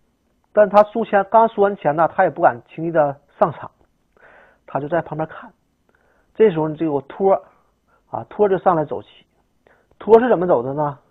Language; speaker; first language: Chinese; native; Chinese